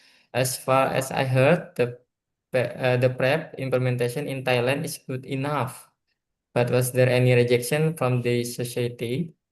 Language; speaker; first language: English; non-native, learner; Indonesian